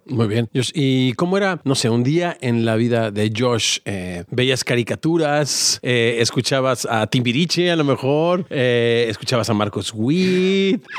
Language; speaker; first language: Spanish; native; Spanish